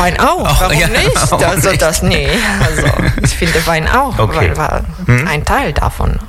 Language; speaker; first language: German; non-native, fluent; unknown